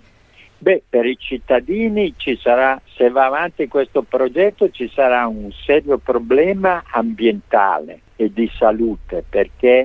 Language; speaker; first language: Italian; native; Italian